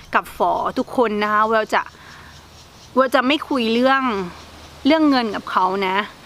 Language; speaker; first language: Thai; native; Thai